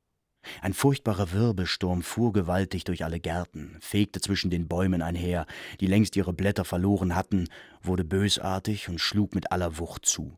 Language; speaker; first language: German; native; German